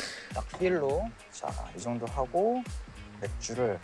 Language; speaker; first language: Korean; native; Korean